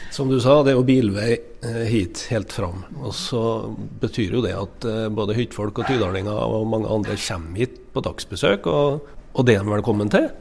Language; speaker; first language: Norwegian; native; Norwegian